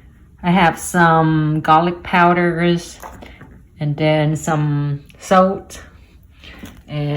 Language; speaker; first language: English; early bilingual, other home language; Vietnamese